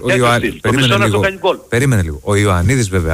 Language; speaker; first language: Greek; native; Greek